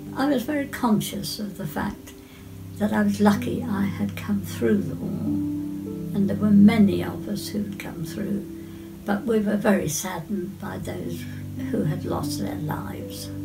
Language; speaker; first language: English; native; English